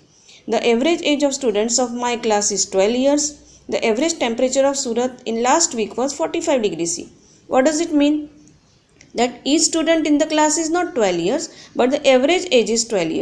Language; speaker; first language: English; non-native, local second language; Gujarati